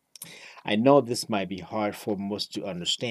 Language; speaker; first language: English; non-native, local second language; Ewe